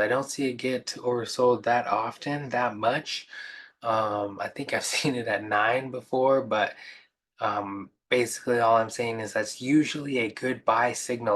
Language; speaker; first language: English; native; English